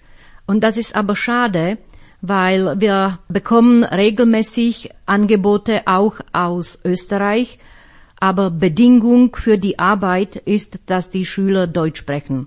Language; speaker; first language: German; non-native, fluent; Slovak